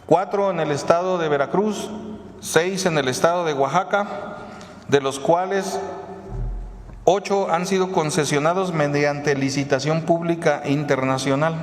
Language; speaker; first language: Spanish; native; Spanish